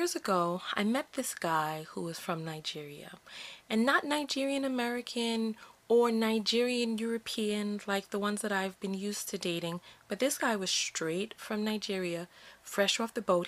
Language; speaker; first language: English; native; English